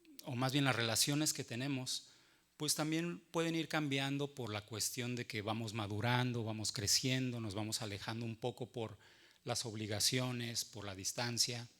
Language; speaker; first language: Spanish; native; Spanish